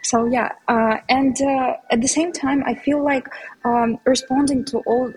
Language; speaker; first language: English; non-native, fluent; Tatar